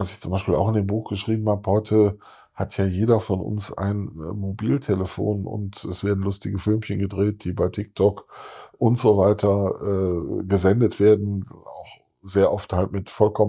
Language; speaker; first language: German; native; German